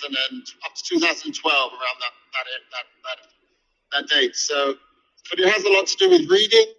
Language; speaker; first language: English; native; English